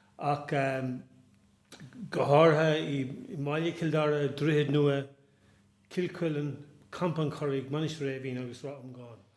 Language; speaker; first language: Irish; non-native, local second language; English